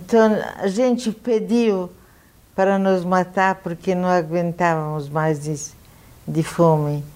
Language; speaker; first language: Portuguese; non-native, fluent; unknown